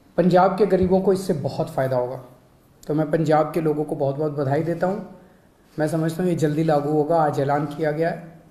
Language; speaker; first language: Hindi; native; Hindi